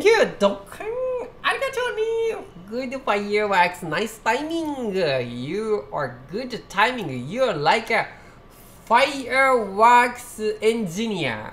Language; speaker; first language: English; non-native, learner; Japanese